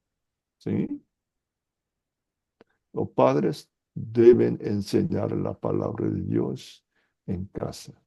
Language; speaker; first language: Spanish; non-native, fluent; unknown